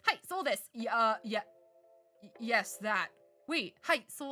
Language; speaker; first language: Japanese; non-native, learner; English